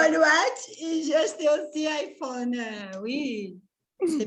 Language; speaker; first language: French; non-native, fluent; Portuguese